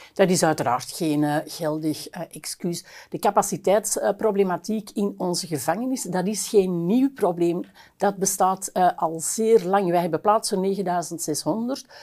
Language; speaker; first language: Dutch; native; Dutch